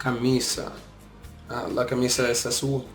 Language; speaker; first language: Spanish; non-native, learner; English